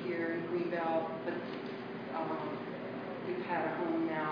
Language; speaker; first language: English; native; English